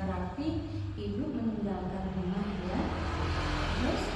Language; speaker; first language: Indonesian; native; Indonesian